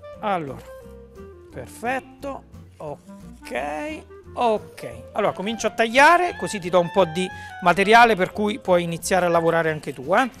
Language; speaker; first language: Italian; native; Italian